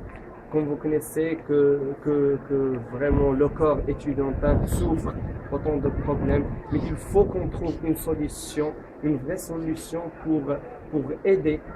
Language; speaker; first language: French; non-native, local second language; Arabic